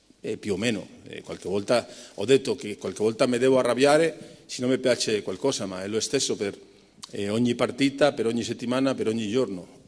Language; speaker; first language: Italian; non-native, fluent; Spanish